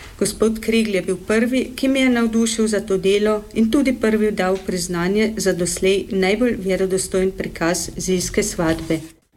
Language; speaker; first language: Slovenian; native; Slovenian